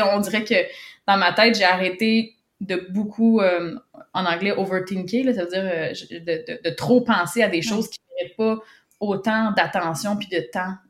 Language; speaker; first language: French; native; French